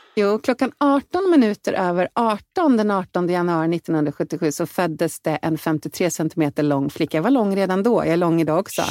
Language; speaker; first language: Swedish; native; Swedish